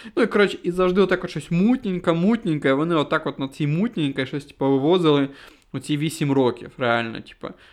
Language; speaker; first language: Ukrainian; non-native, local second language; Russian